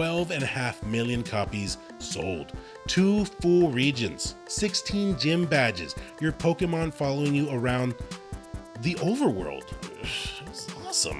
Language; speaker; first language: English; native; English